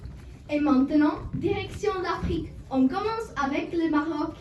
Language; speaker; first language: French; non-native, learner; Czech